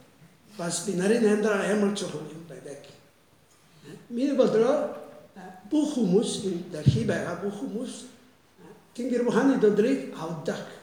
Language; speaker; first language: Mongolian; non-native, fluent; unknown